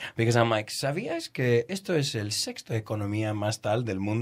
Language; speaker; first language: Spanish; non-native, fluent; English